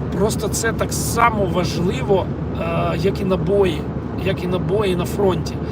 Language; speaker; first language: Ukrainian; non-native, local second language; Russian